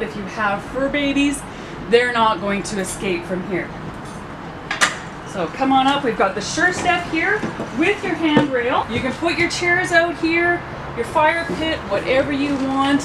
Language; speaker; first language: English; native; English